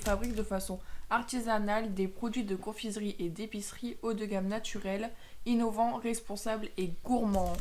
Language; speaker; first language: French; native; French